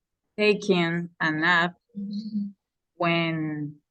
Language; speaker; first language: English; non-native, learner; Spanish